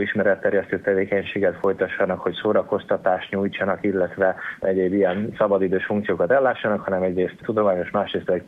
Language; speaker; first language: Hungarian; native; Hungarian